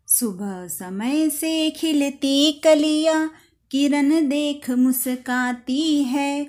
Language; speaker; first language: Hindi; non-native, local second language; Marathi